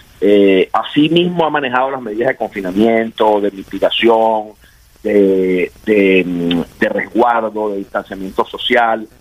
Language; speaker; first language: Spanish; native; Spanish